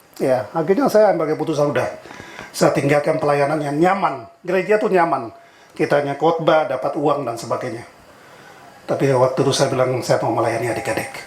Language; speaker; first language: Indonesian; native; Indonesian